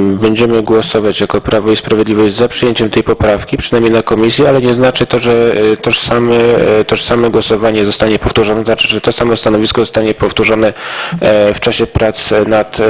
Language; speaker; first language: Polish; native; Polish